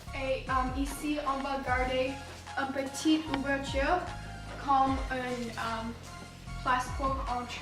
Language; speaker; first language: French; non-native, learner; English